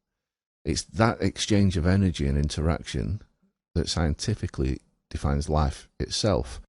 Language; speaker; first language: English; native; English